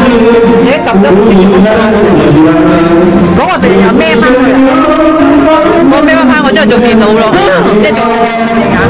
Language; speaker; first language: Cantonese; native; Cantonese